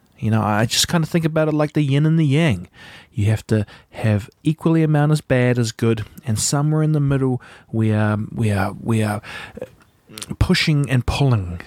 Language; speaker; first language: English; native; English